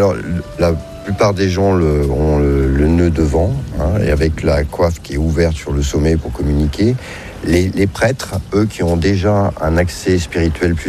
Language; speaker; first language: French; native; French